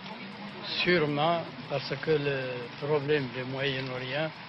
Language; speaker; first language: French; non-native, learner; Amharic